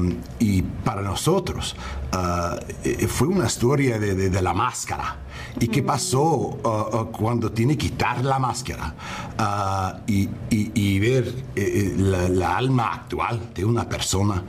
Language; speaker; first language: Spanish; non-native, learner; English